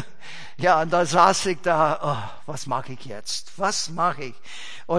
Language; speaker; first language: German; non-native, fluent; English